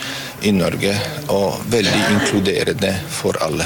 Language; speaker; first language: Norwegian; non-native, learner; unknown